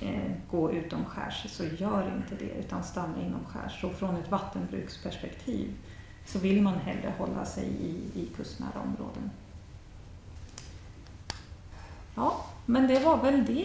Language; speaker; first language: Swedish; native; Swedish